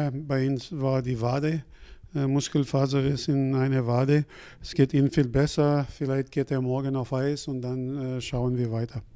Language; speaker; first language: German; non-native, fluent; French